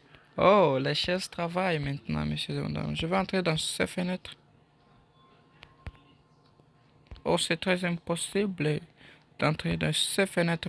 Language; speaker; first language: French; non-native, learner; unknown